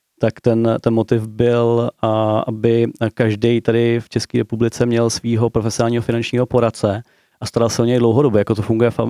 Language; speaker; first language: Czech; native; Czech